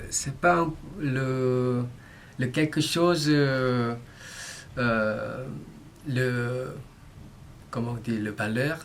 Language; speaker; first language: French; non-native, learner; Korean